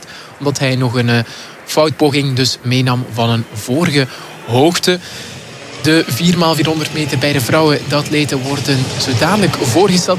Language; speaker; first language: Dutch; native; Dutch